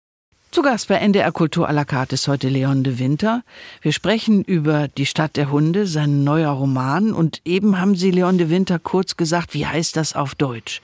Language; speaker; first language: German; native; German